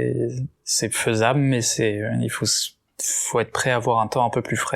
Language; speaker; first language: French; native; French